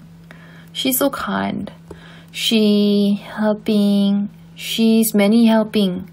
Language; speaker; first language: English; non-native, learner; Korean